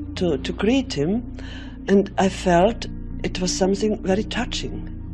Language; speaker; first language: English; non-native, fluent; German